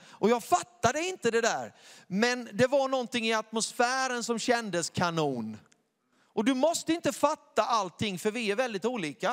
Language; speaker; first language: Swedish; native; Swedish